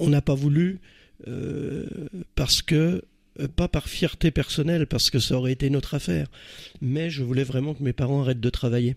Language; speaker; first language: French; native; French